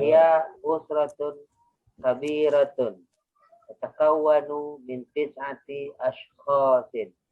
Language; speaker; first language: Arabic; non-native, learner; Indonesian